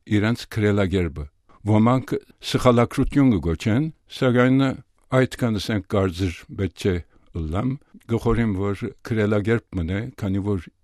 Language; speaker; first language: Armenian; early bilingual, heritage; Armenian